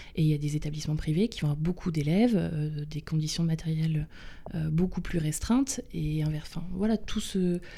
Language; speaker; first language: French; native; French